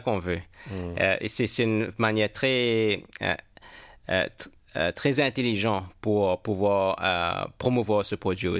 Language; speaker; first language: French; non-native, fluent; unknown